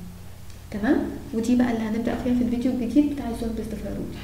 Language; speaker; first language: Arabic; native; Arabic